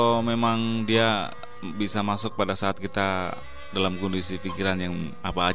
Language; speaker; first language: Indonesian; native; Indonesian